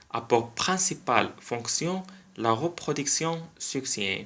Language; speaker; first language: French; non-native, local second language; Arabic